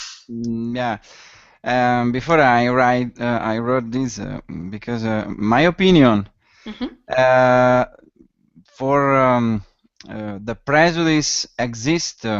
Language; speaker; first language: English; non-native, learner; Italian